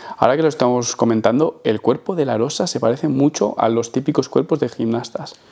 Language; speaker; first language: Spanish; native; Spanish